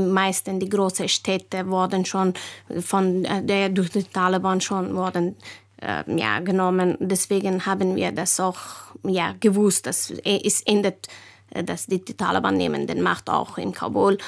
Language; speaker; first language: German; non-native, learner; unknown